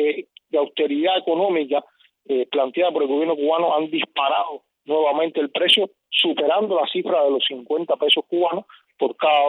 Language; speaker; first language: Spanish; native; Spanish